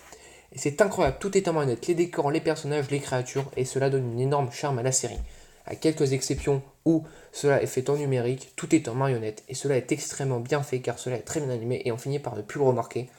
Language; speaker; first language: French; native; French